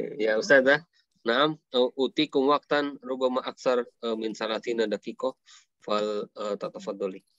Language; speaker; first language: Arabic; non-native, fluent; Indonesian